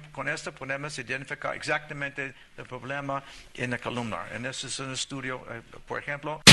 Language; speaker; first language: Spanish; non-native, learner; English